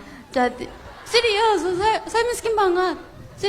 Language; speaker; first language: Indonesian; non-native, fluent; Korean